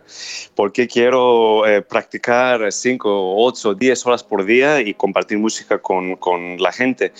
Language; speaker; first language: Spanish; non-native, fluent; Greek